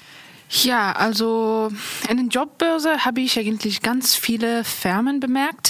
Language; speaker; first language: German; non-native, local second language; Persian